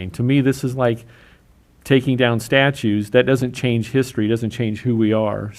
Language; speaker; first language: English; native; English